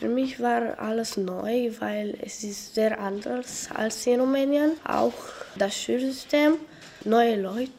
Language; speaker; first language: German; non-native, learner; Romanian